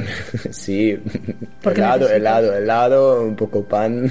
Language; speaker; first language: Spanish; non-native, learner; German